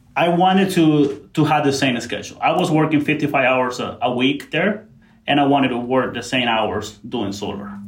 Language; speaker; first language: English; non-native, fluent; Spanish